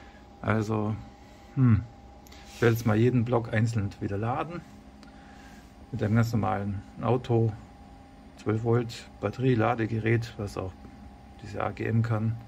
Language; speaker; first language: German; native; German